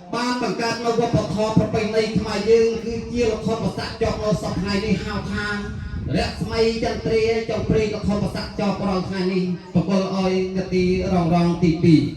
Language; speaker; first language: Khmer; native; Khmer